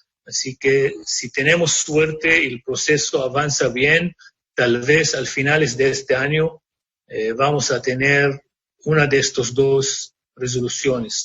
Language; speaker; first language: Spanish; non-native, fluent; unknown